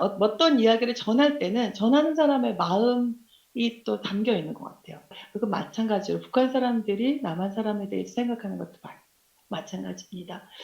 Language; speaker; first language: Korean; native; Korean